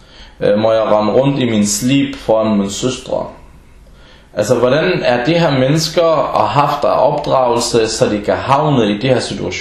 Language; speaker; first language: Danish; early bilingual, other home language; Arabic